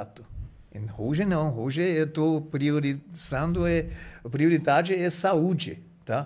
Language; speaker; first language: Portuguese; non-native, fluent; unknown